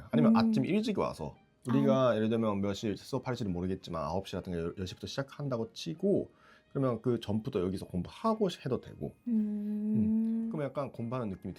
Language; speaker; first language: Korean; non-native, fluent; Japanese